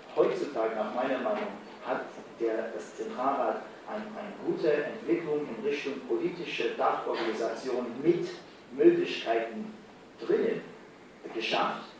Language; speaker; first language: German; non-native, fluent; English